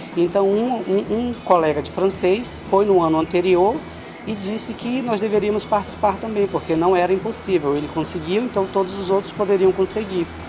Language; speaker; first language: Portuguese; native; Portuguese